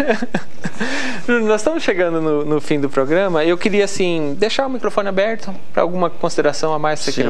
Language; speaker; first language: Portuguese; native; Portuguese